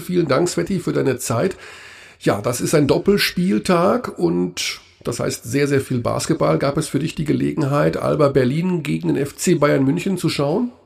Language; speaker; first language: German; native; German